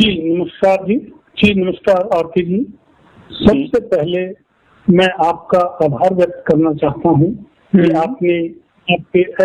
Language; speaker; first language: Hindi; native; Hindi